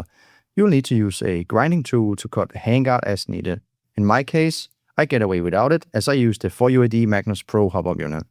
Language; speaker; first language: English; non-native, fluent; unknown